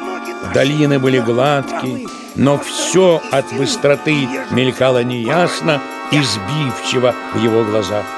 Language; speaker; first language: Russian; native; Russian